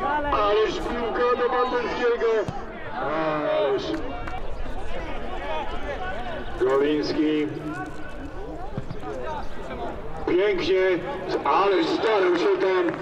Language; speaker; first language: Polish; native; Polish